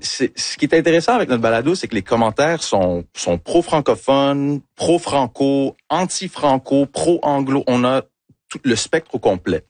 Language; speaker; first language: French; early bilingual, other home language; English